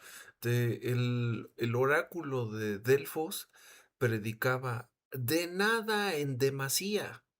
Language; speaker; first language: Spanish; native; Spanish